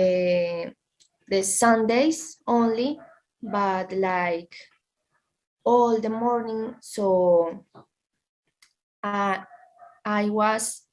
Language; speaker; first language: English; non-native, learner; Spanish